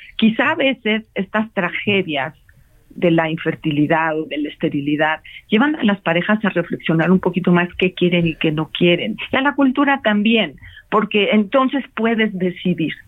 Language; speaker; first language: Spanish; native; Spanish